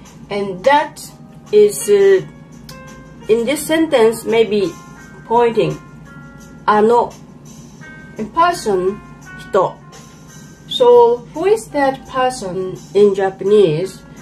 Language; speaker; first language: English; non-native, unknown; Japanese